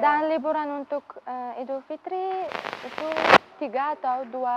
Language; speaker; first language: Indonesian; non-native, learner; Uzbek